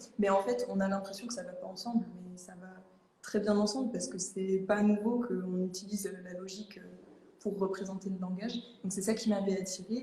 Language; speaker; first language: French; native; French